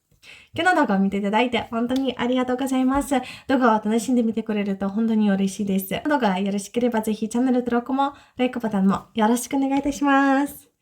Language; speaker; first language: Japanese; non-native, fluent; Ukrainian